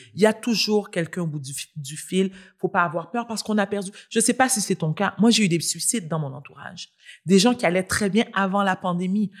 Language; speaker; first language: French; native; French